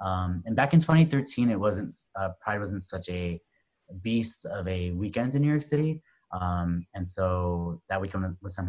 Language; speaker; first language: English; native; English